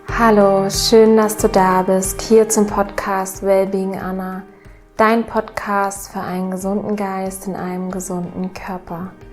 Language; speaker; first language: German; native; German